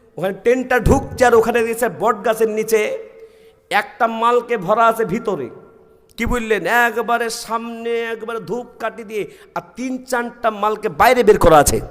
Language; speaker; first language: Bangla; native; Bangla